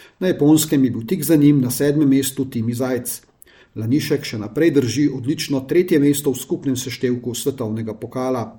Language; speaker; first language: Slovenian; native; Slovenian